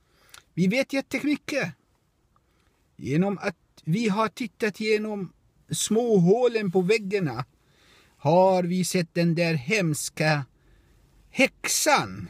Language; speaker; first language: Swedish; non-native, fluent; Arabic